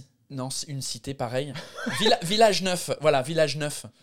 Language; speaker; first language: French; non-native, fluent; English